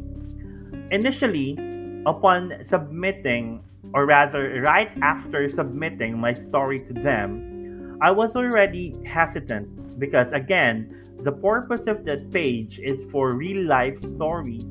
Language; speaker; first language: English; non-native, local second language; Cebuano